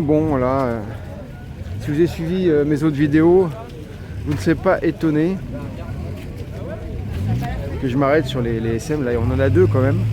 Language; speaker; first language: French; native; French